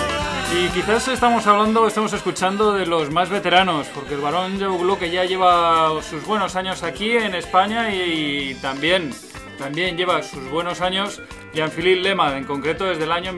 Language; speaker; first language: Spanish; native; Spanish